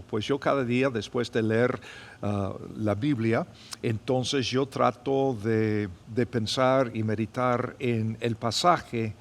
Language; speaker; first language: Spanish; non-native, fluent; English